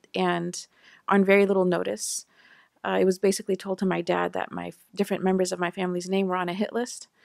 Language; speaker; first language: English; native; English